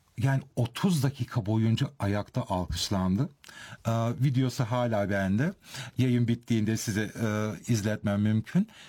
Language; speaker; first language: Turkish; early bilingual, heritage; Turkish